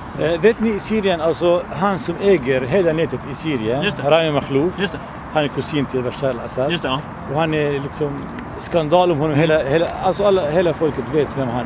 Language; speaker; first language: Swedish; non-native, fluent; Arabic